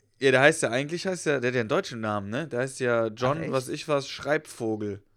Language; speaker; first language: German; native; German